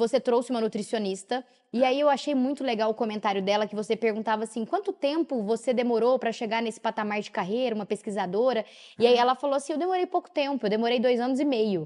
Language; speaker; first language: Portuguese; native; Portuguese